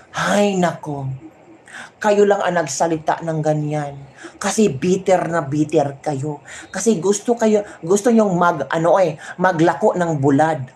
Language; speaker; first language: Filipino; non-native, local second language; Hiligaynon